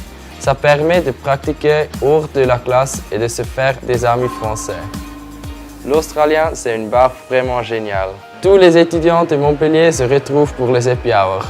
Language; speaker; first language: French; non-native, local second language; German